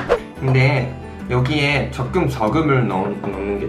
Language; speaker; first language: Korean; non-native, fluent; Japanese